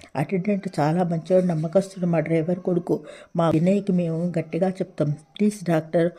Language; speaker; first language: Telugu; native; Telugu